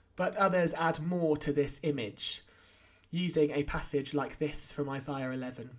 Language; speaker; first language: English; native; English